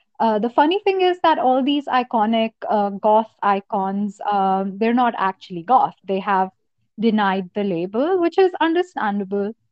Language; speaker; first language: English; non-native, local second language; Hindi